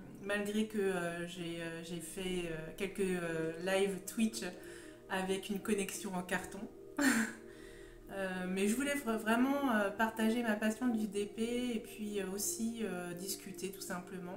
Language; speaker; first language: French; native; French